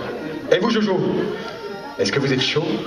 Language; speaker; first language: French; native; French